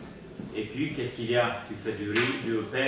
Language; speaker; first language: French; non-native, learner; Bulgarian